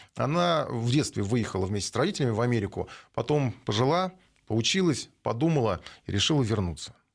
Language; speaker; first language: Russian; native; Russian